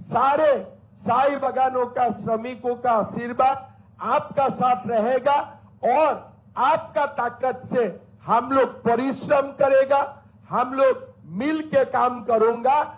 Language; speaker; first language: Hindi; non-native, local second language; Assamese